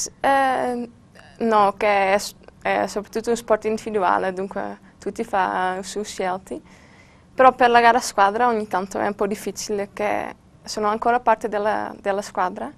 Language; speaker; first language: Italian; non-native, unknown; Dutch